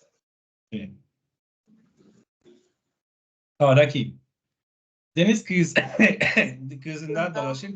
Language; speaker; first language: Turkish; non-native, learner; Spanish